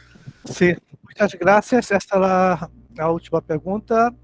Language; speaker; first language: Spanish; non-native, learner; Portuguese